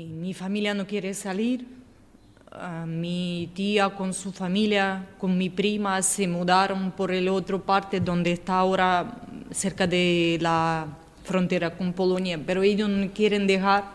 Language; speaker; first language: Spanish; non-native, learner; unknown